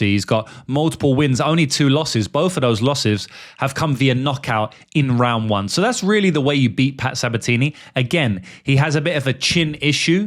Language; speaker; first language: English; native; English